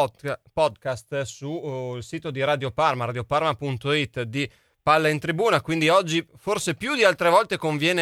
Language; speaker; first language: Italian; native; Italian